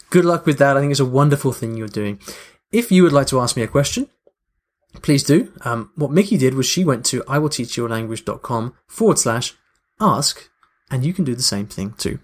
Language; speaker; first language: English; native; English